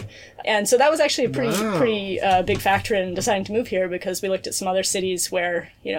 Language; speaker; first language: English; native; English